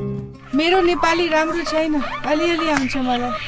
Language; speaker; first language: Nepali; non-native, learner; Hindi